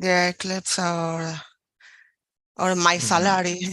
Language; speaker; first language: English; non-native, learner; Spanish